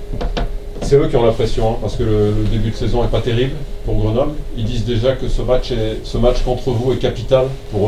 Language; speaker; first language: French; native; French